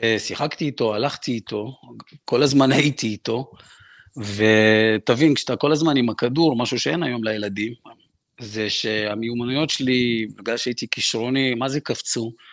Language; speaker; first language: Hebrew; early bilingual, other home language; Russian